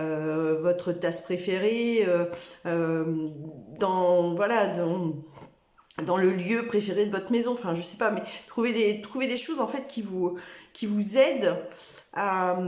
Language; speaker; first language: French; native; French